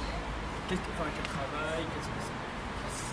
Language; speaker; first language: French; native; French